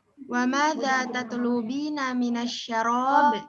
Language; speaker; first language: Arabic; non-native, learner; Indonesian